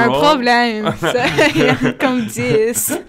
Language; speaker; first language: French; non-native, local second language; English